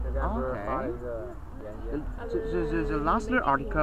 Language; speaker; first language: English; non-native, learner; Chinese